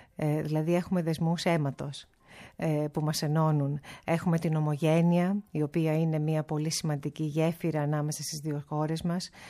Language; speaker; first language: Greek; early bilingual, heritage; Greek